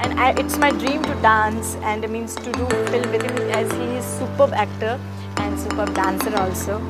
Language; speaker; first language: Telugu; non-native, local second language; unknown